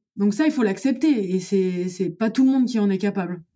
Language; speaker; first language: French; native; French